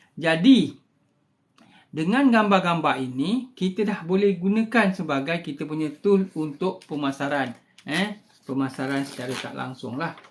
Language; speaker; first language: Malay; native; Malay